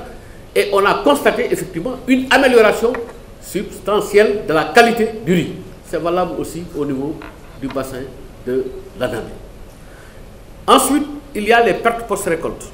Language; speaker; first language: French; non-native, local second language; Wolof